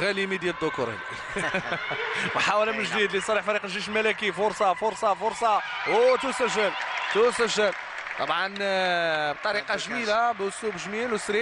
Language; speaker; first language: Arabic; native; Arabic